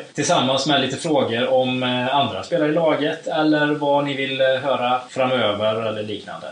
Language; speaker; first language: Swedish; native; Swedish